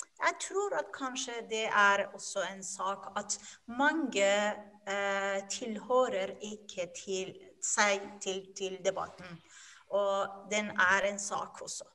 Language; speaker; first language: Norwegian; non-native, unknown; Persian